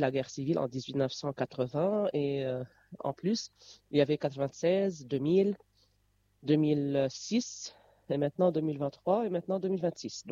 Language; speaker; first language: French; non-native, local second language; Arabic